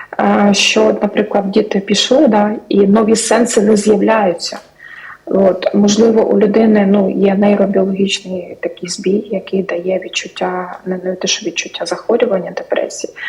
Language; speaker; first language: Ukrainian; native; Ukrainian